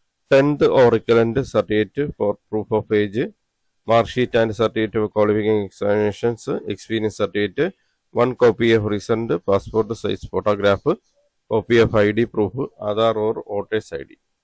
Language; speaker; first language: English; non-native, local second language; Malayalam